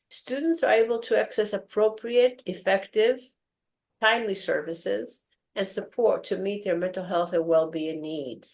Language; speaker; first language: English; non-native, fluent; Greek